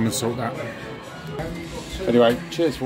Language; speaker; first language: English; native; English